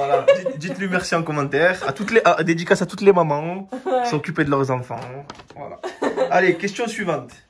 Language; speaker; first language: French; native; French